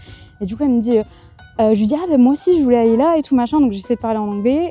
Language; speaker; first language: French; native; French